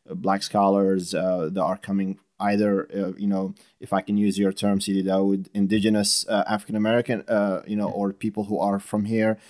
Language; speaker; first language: English; non-native, fluent; Arabic